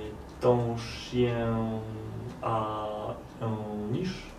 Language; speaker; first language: French; non-native, learner; Polish